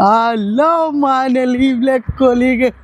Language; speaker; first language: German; non-native, learner; Telugu